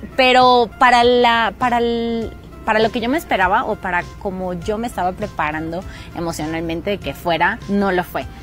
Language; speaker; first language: Spanish; native; Spanish